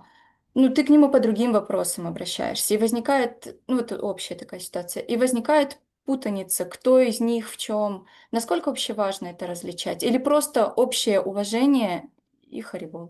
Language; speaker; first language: Russian; native; Russian